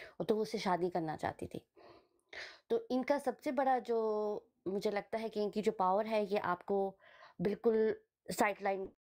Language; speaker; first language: Hindi; early bilingual, heritage; Hindi